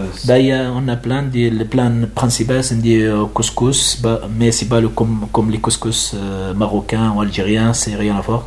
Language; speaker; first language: French; non-native, learner; Arabic